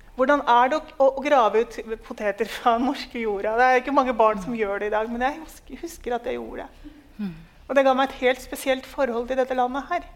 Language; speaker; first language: Norwegian; early bilingual, other home language; Urdu